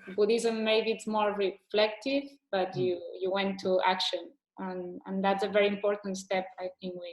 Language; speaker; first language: English; non-native, fluent; Catalan